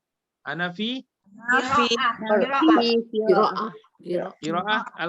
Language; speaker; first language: Arabic; non-native, fluent; Malay